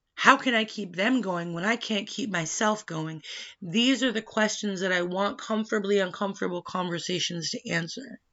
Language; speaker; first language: English; native; English